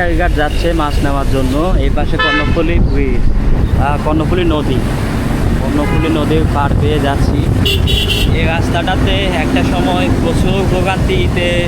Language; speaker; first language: Bangla; native; Bangla